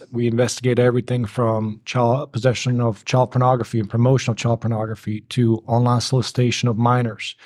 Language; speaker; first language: English; early bilingual, other home language; Bosnian